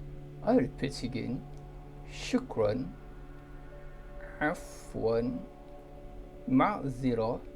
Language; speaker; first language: Arabic; non-native, fluent; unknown